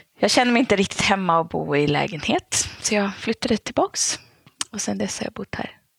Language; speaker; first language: Swedish; native; Swedish